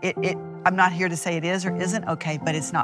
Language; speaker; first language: English; native; English